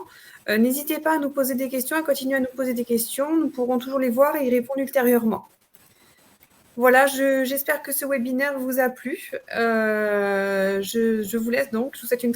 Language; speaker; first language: French; native; French